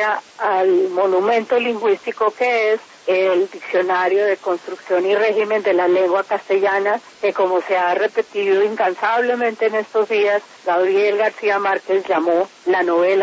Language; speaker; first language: Spanish; native; Spanish